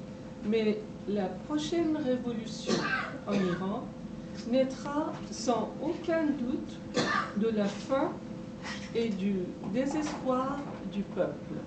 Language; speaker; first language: French; non-native, fluent; Persian